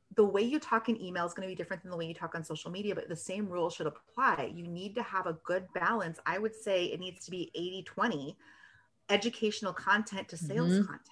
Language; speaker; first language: English; native; English